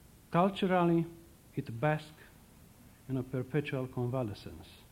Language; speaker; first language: English; non-native, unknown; Romanian